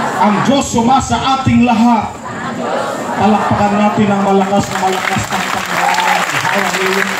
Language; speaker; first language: Filipino; non-native, local second language; Pampanga